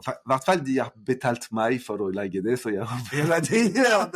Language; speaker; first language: Norwegian; non-native, fluent; French